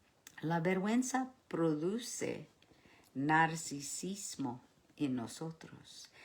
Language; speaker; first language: Spanish; early bilingual, heritage; Spanish